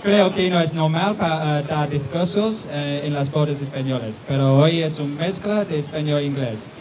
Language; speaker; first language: Spanish; non-native, learner; English